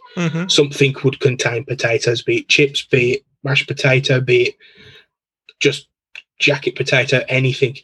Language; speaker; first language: English; native; English